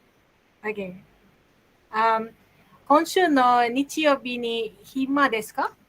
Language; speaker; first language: Japanese; non-native, learner; Malay